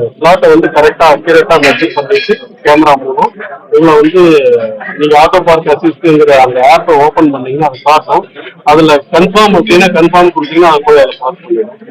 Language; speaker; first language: Tamil; native; Tamil